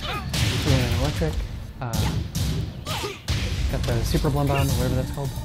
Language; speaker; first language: English; native; English